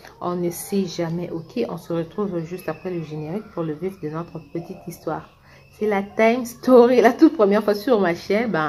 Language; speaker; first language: French; non-native, local second language; Lingala